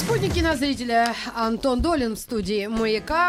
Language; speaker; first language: Russian; native; Russian